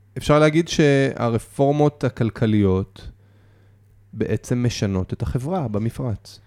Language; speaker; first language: Hebrew; native; Hebrew